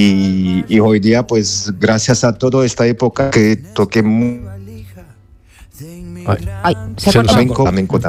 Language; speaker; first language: Spanish; non-native, fluent; Armenian